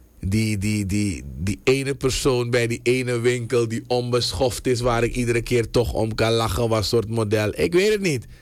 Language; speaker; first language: Dutch; native; Dutch